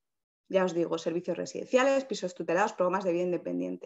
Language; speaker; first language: Spanish; native; Spanish